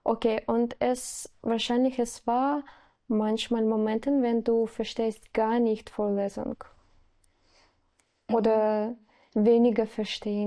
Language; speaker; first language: German; non-native, learner; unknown